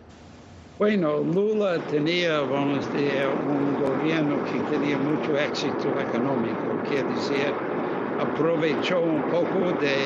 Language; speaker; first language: Spanish; non-native, fluent; English